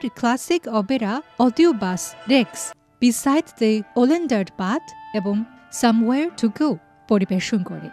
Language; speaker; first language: Bangla; non-native, fluent; Chinese